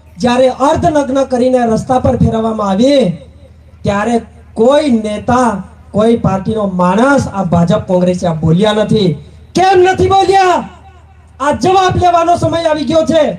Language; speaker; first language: Gujarati; non-native, local second language; Bhili